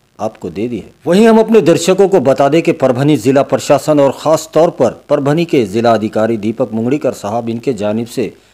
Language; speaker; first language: Hindi; non-native, local second language; Urdu